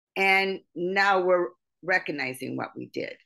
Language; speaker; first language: English; native; English